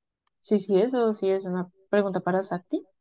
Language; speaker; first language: Spanish; native; Spanish